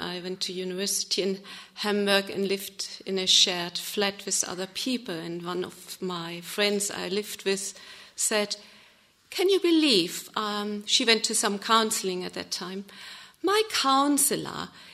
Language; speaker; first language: English; non-native, fluent; German